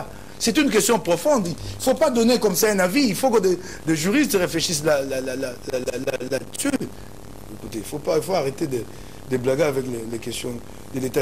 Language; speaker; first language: French; non-native, local second language; Lingala